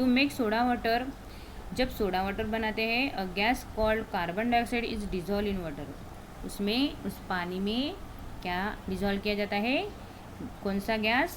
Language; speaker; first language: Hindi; non-native, local second language; Marathi